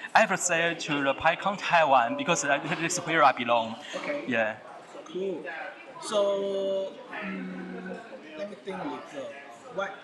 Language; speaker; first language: English; non-native, fluent; Chinese